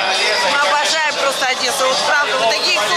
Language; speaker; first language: Russian; native; Russian